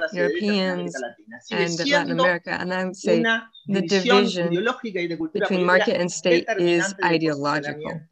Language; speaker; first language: English; non-native, fluent; Spanish